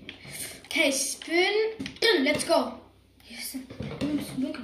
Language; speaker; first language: German; native; German